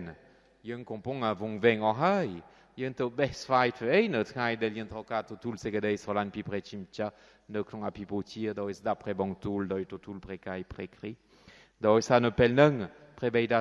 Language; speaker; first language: Khmer; non-native, fluent; French